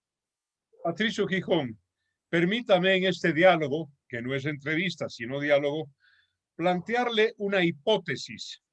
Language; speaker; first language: Spanish; native; Spanish